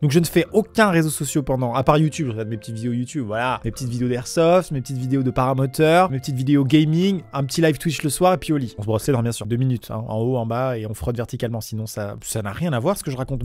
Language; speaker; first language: French; native; French